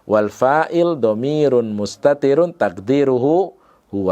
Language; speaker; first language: Arabic; non-native, fluent; Indonesian